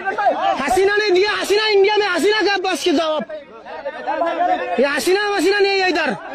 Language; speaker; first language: Hindi; non-native, learner; Bangla